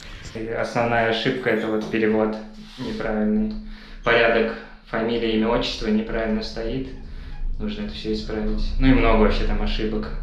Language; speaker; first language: Russian; native; Russian